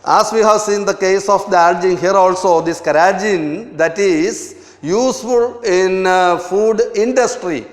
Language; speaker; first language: English; non-native, local second language; Malayalam